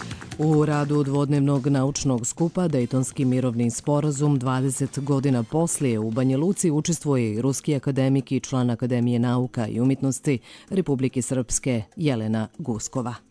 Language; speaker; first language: Croatian; native; Croatian